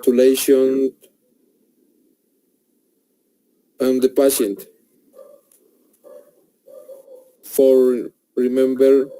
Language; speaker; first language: English; non-native, learner; Spanish